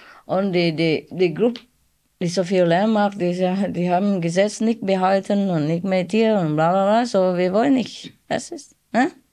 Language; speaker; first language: German; non-native, learner; Vietnamese